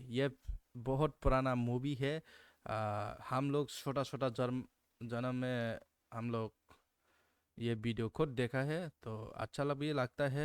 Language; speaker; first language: Hindi; non-native, local second language; Kok Borok